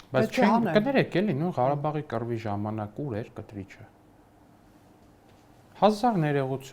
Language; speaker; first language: Armenian; native; Armenian